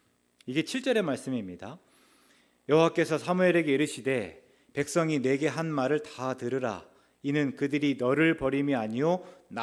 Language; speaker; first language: Korean; native; Korean